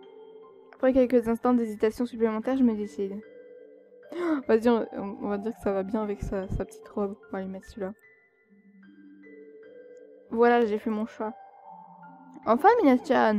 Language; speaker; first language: French; native; French